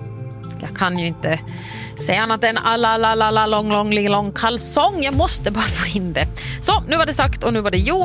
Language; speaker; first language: Swedish; native; Swedish